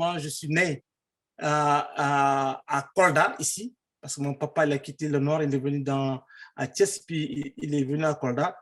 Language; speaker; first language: French; non-native, local second language; Fula